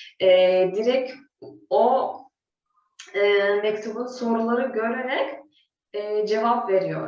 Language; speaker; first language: Turkish; non-native, fluent; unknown